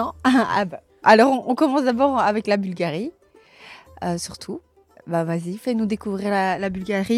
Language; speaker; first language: French; native; French